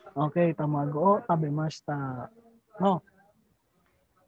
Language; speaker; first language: Japanese; non-native, fluent; Filipino